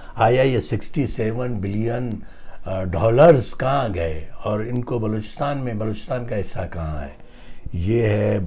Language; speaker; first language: Urdu; non-native, local second language; Baluchi